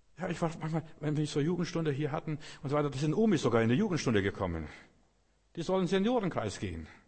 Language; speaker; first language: German; non-native, fluent; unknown